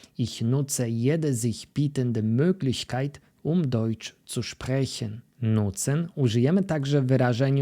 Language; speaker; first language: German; non-native, fluent; Polish